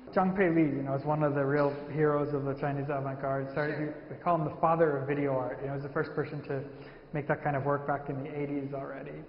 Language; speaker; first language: English; native; English